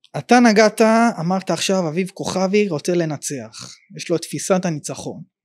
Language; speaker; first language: Hebrew; native; Hebrew